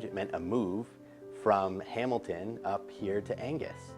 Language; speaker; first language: English; native; English